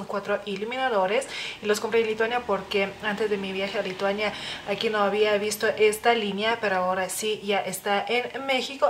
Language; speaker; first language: Spanish; non-native, fluent; Lithuanian